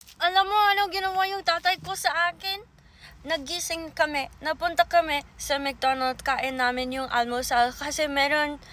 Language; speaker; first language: Filipino; early bilingual, heritage; Filipino